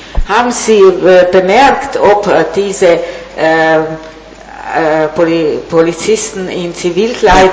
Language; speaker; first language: German; non-native, fluent; Italian